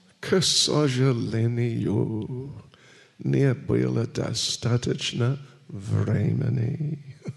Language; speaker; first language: Russian; non-native, learner; English